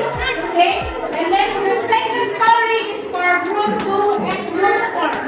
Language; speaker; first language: English; non-native, fluent; Indonesian